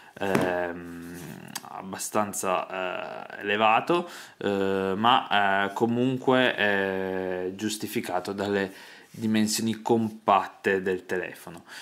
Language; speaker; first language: Italian; native; Italian